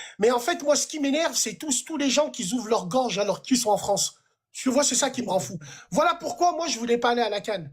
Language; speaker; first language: French; early bilingual, other home language; Arabic